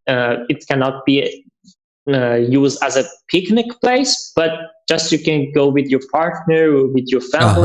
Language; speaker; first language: English; non-native, learner; Persian